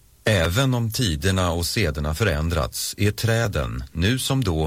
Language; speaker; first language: Swedish; native; Swedish